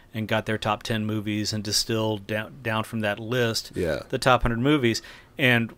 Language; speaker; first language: English; native; English